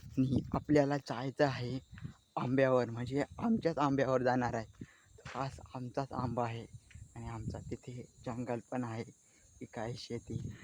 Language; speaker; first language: Marathi; non-native, local second language; Gondi